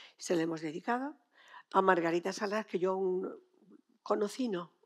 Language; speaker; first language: Spanish; native; Spanish